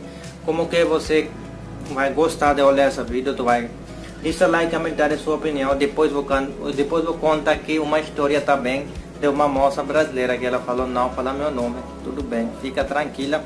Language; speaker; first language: Portuguese; non-native, learner; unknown